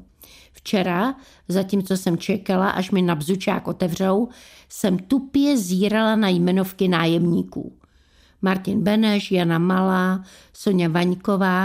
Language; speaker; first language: Czech; native; Czech